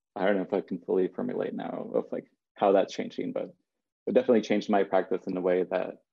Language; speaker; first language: English; early bilingual, other home language; Spanish